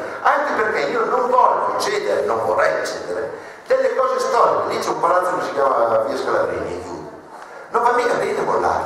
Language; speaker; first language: Italian; native; Italian